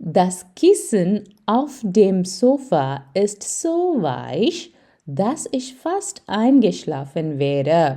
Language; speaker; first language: German; non-native, fluent; Malayalam